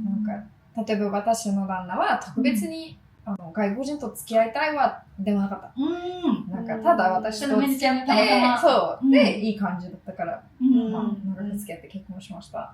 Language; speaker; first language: Japanese; non-native, fluent; English